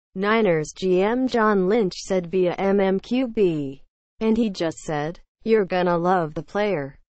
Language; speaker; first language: English; native; English